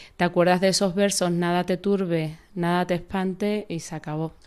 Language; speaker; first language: Spanish; native; Spanish